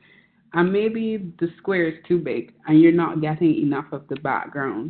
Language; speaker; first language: English; native; English